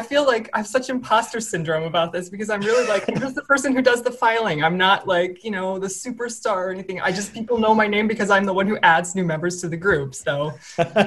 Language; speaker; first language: English; native; English